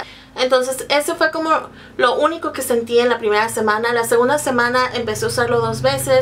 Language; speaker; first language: Spanish; native; Spanish